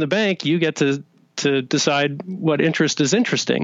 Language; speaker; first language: English; native; English